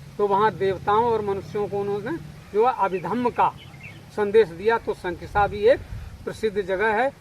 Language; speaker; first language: Hindi; native; Hindi